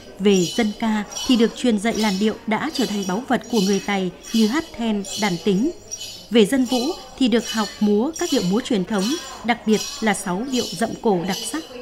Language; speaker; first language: Vietnamese; native; Vietnamese